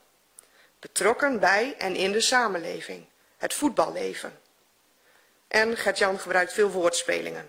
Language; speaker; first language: Dutch; native; Dutch